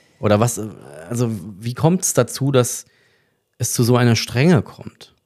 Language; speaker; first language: German; native; German